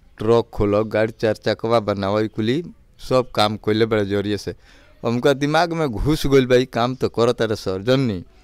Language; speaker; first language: Hindi; native; Hindi